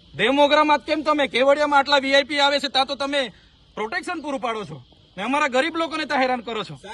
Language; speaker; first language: Gujarati; non-native, local second language; Vasavi